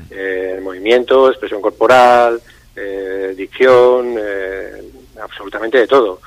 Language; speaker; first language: Spanish; native; Spanish